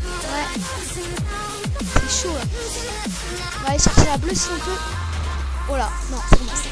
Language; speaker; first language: French; native; French